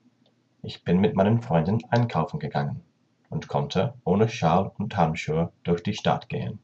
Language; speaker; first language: German; non-native, learner; English